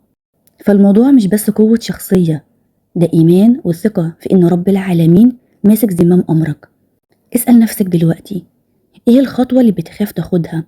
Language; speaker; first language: Arabic; native; Arabic